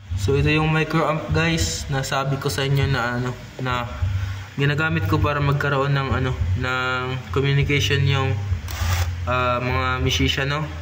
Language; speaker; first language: Filipino; non-native, local second language; Cebuano